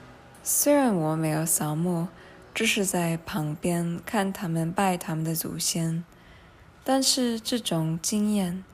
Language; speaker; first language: Chinese; non-native, fluent; English